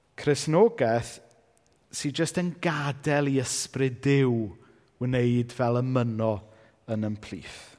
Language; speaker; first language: Welsh; native; Welsh